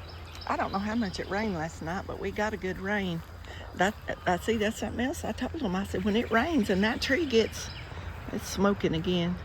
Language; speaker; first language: English; native; English